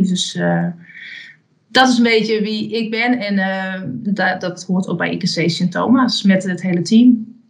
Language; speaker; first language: Dutch; native; Dutch